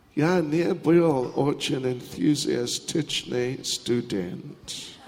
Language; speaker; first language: Russian; non-native, learner; English